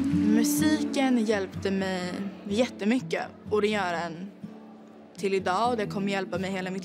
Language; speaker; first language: Swedish; native; Swedish